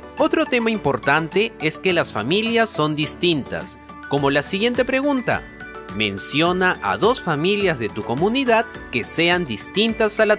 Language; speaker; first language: Spanish; native; Spanish